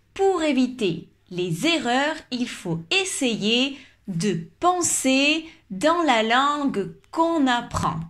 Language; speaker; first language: French; native; French